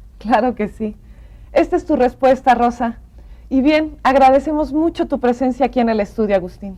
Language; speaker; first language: Spanish; native; Spanish